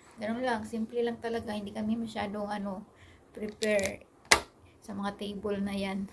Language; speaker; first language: Filipino; non-native, local second language; Aklanon